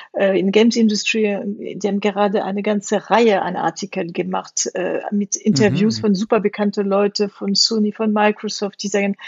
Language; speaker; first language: German; non-native, fluent; French